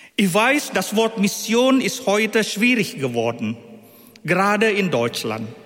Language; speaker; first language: German; non-native, fluent; Indonesian